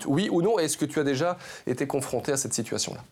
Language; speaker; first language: French; native; French